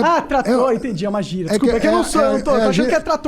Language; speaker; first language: Portuguese; native; Portuguese